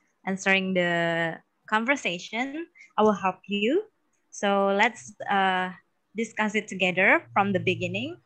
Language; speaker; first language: English; non-native, fluent; Indonesian